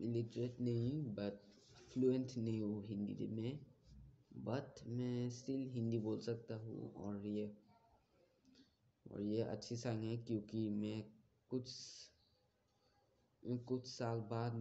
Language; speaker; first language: Hindi; non-native, learner; Bangla